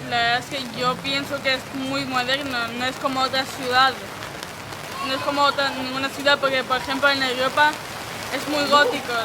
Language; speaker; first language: Spanish; early bilingual, other home language; Hebrew